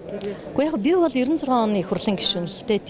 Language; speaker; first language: Mongolian; native; Mongolian